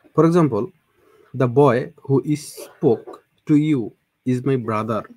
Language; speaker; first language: English; non-native, local second language; Bangla